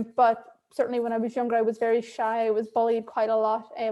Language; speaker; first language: English; native; English